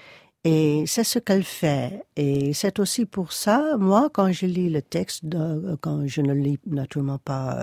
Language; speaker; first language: French; non-native, fluent; Dutch